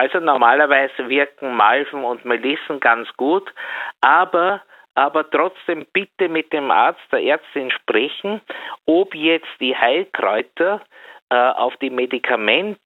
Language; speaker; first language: German; native; German